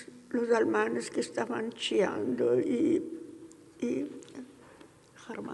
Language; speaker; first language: Spanish; early bilingual, heritage; Ladino